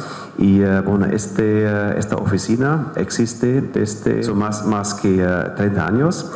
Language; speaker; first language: Spanish; non-native, fluent; German